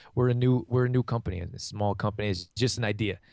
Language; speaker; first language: English; native; English